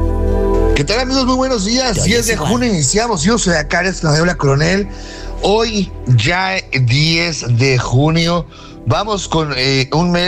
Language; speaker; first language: Spanish; native; Spanish